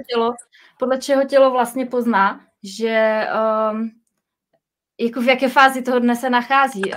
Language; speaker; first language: Czech; native; Czech